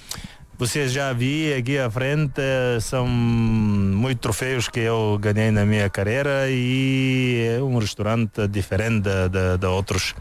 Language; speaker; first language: Portuguese; non-native, learner; Bulgarian